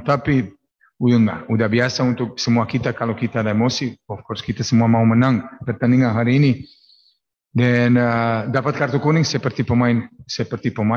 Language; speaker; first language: Indonesian; non-native, fluent; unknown